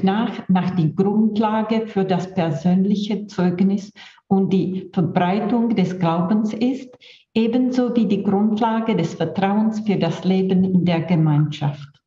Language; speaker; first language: German; non-native, fluent; Czech